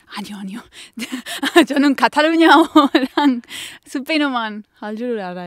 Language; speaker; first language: Korean; non-native, fluent; Spanish